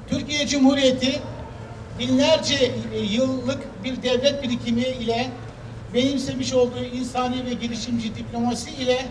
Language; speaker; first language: Turkish; native; Turkish